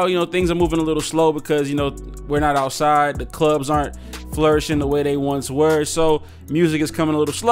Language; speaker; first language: English; native; English